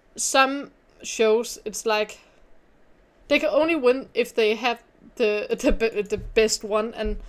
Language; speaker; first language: English; non-native, fluent; Danish